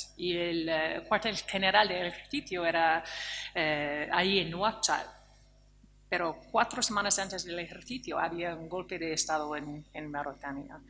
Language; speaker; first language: Spanish; non-native, fluent; English